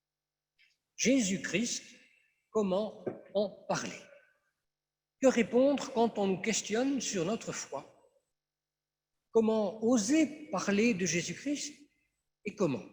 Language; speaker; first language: French; native; French